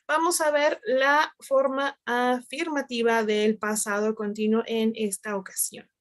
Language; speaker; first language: Spanish; native; Spanish